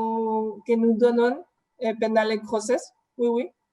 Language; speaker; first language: French; non-native, fluent; Spanish